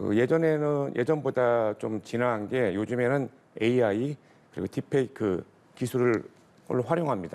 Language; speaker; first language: Korean; native; Korean